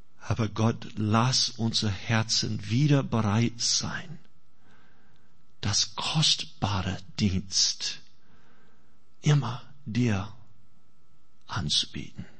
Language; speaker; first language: German; non-native, fluent; English